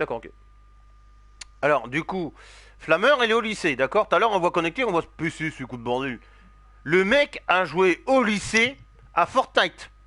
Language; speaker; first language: French; native; French